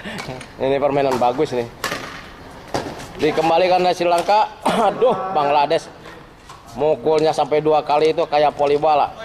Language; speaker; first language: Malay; non-native, local second language; Javanese